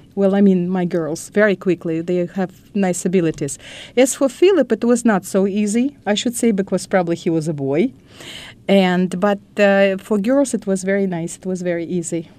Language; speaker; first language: English; non-native, fluent; Russian